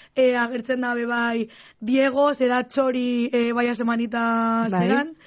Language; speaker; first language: Basque; non-native, local second language; Spanish